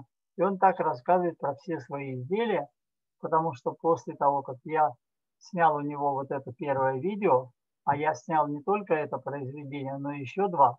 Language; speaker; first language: Russian; native; Russian